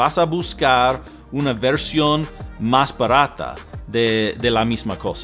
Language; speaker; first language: Spanish; non-native, fluent; English